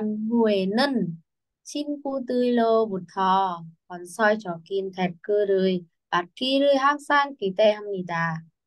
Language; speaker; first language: Korean; non-native, learner; Vietnamese